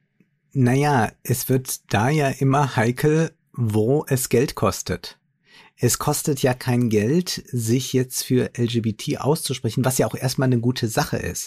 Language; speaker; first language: German; native; German